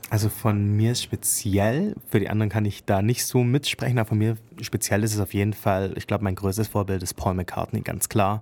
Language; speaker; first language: German; native; German